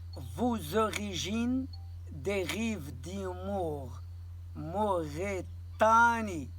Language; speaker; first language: French; non-native, local second language; Arabic